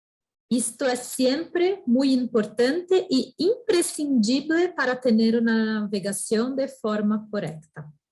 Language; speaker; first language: Spanish; non-native, fluent; Portuguese